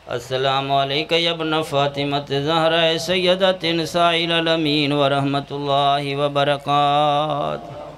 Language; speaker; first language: Urdu; non-native, local second language; Punjabi